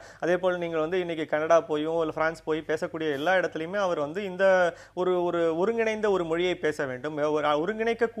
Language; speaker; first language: Tamil; native; Tamil